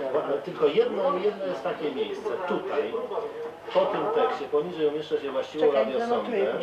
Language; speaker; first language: Polish; native; Polish